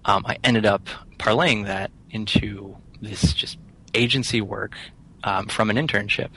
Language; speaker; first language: English; native; English